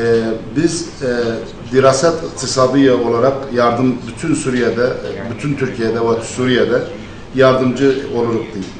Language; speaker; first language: Turkish; non-native, fluent; Arabic